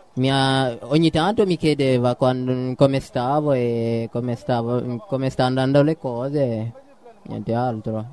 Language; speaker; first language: Italian; non-native, fluent; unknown